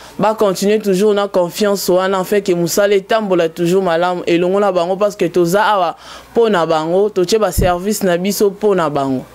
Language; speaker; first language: Lingala; native; Lingala